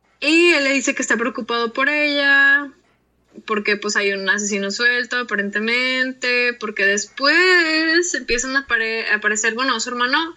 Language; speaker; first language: Spanish; native; Spanish